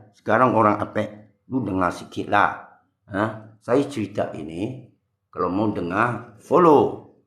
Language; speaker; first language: Malay; non-native, local second language; Min Nan Chinese